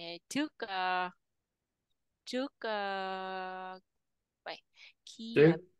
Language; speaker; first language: Korean; non-native, learner; Vietnamese